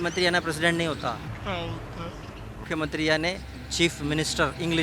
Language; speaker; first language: Hindi; native; Hindi